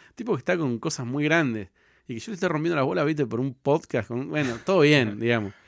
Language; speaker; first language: Spanish; native; Spanish